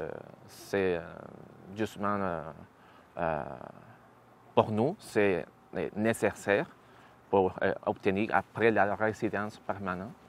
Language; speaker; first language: French; non-native, learner; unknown